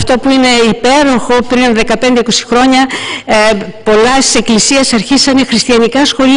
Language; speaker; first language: Greek; native; Greek